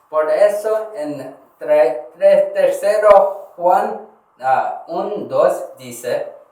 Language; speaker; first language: Spanish; non-native, learner; Korean